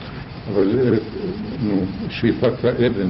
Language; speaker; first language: Hebrew; non-native, fluent; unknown